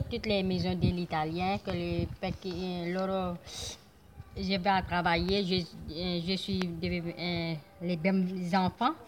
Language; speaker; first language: French; non-native, local second language; Morisyen